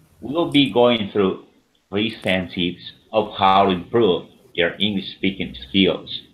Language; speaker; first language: English; non-native, fluent; Spanish